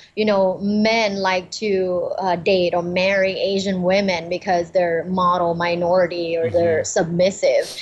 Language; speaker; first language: English; non-native, fluent; Thai